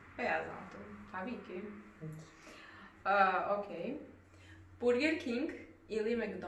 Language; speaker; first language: Turkish; non-native, learner; Serbian